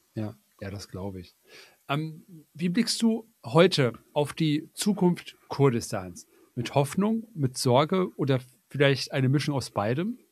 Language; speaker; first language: German; native; German